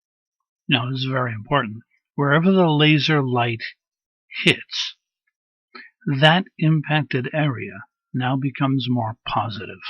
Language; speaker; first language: English; native; English